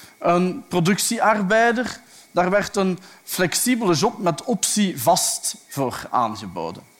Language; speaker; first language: Dutch; native; Dutch